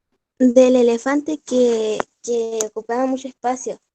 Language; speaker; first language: Spanish; native; Spanish